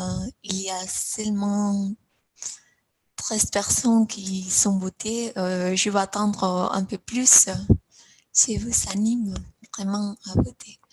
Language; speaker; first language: French; non-native, fluent; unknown